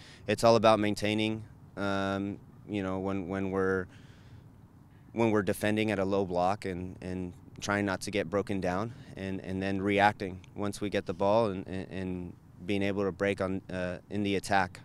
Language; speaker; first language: English; early bilingual, other home language; Spanish